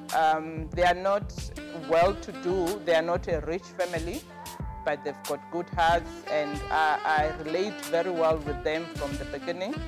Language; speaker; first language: English; non-native, local second language; Venda